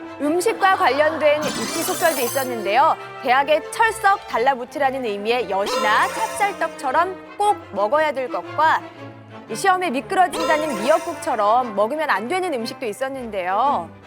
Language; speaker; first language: Korean; native; Korean